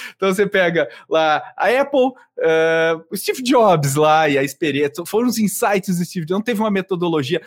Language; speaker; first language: Portuguese; native; Portuguese